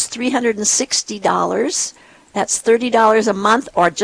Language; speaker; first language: English; native; English